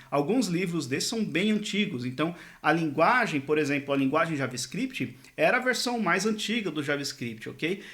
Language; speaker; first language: Portuguese; native; Portuguese